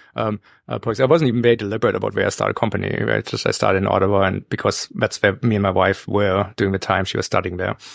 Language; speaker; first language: English; non-native, fluent; German